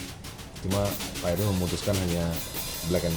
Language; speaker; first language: Indonesian; native; Indonesian